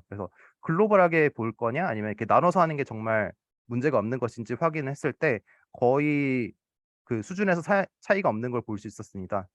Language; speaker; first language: Korean; native; Korean